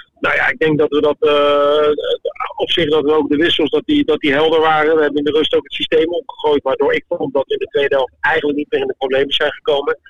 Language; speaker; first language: Dutch; native; Dutch